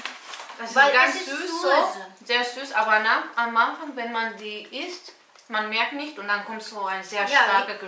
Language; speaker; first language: German; non-native, fluent; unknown